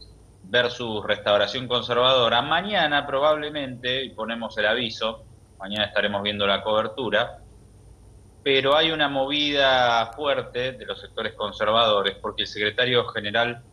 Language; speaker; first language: Spanish; native; Spanish